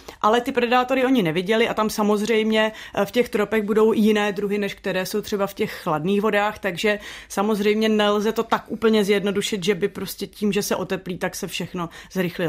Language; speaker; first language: Czech; native; Czech